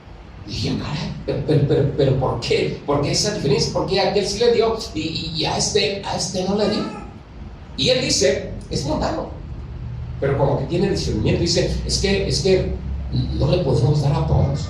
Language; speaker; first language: Spanish; native; Spanish